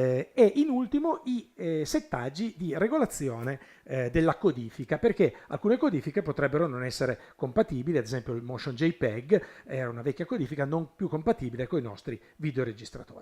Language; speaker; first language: Italian; native; Italian